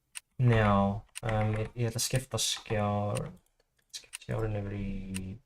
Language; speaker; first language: Icelandic; non-native, learner; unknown